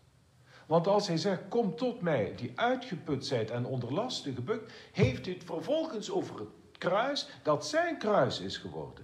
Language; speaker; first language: Dutch; native; Dutch